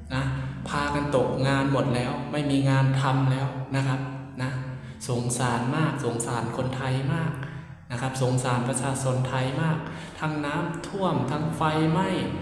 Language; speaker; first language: Thai; native; Thai